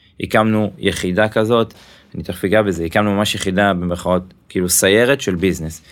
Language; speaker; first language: Hebrew; native; Hebrew